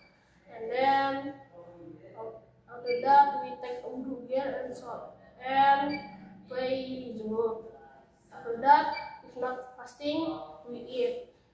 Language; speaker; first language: English; non-native, learner; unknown